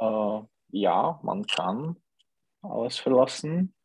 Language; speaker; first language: German; non-native, learner; Czech